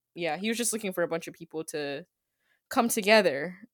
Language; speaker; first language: English; native; English